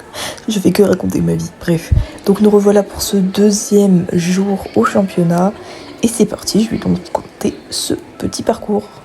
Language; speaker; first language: French; native; French